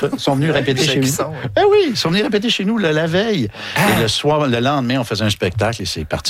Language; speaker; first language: French; native; French